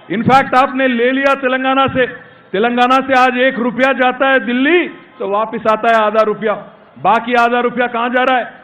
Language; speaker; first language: Hindi; non-native, local second language; Telugu